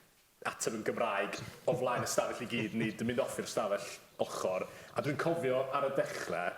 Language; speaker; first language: Welsh; native; Welsh